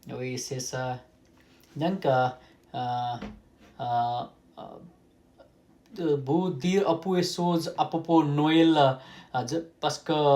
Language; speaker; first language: French; non-native, learner; Nepali